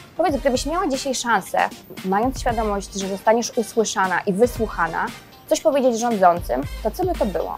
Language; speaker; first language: Polish; native; Polish